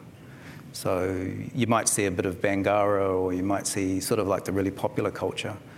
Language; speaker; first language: English; native; English